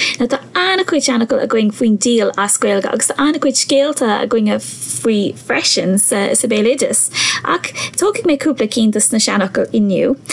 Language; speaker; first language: Irish; non-native, local second language; English